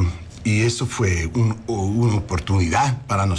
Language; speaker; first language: Spanish; non-native, learner; English